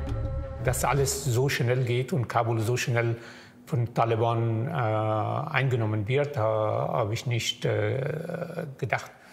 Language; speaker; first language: German; non-native, fluent; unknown